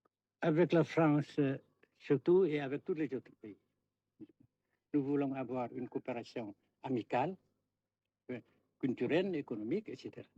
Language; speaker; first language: French; non-native, local second language; Vietnamese